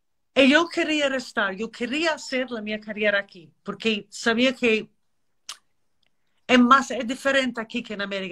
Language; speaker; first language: Spanish; non-native, learner; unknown